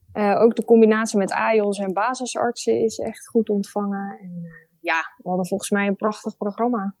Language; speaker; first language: Dutch; native; Dutch